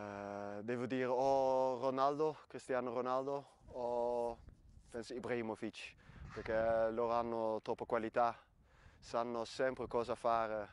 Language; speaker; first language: Italian; non-native, fluent; Dutch